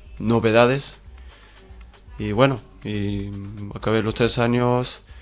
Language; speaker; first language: Spanish; non-native, fluent; Hebrew